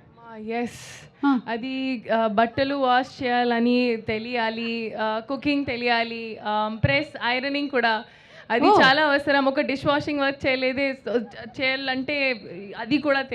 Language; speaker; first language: Telugu; non-native, fluent; Hindi